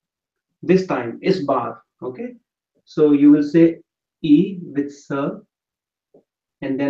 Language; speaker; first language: English; non-native, local second language; Hindi